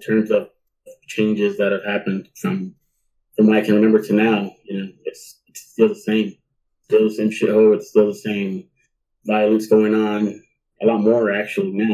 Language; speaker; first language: English; early bilingual, other home language; Spanish